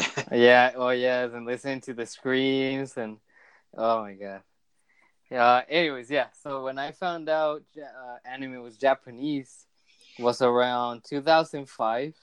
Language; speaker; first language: English; early bilingual, other home language; Spanish